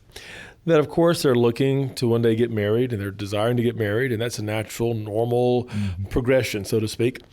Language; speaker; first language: English; native; English